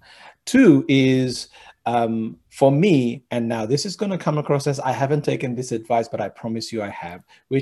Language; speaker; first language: English; non-native, local second language; Sinhala